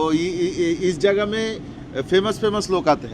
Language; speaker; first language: Hindi; non-native, learner; Bangla